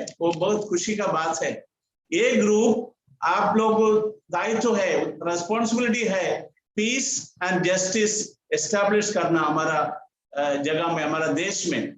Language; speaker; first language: Hindi; non-native, local second language; Malayalam